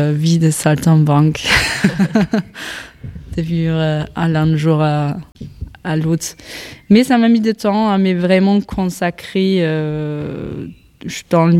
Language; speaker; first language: French; non-native, fluent; German